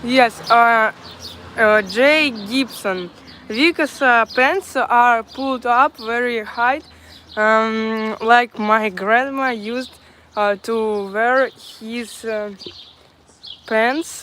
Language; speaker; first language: English; non-native, local second language; Russian